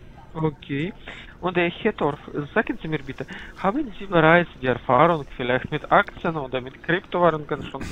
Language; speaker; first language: German; non-native, fluent; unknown